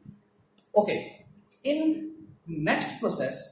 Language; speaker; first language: English; non-native, local second language; Hindi